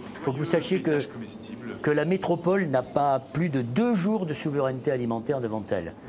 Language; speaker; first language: French; native; French